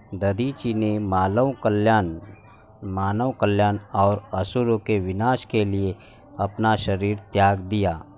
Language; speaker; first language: Hindi; non-native, local second language; Marathi